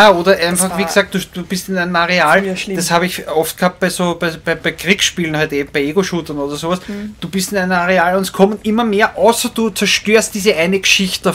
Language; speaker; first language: German; native; German